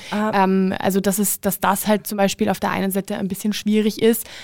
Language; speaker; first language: German; native; German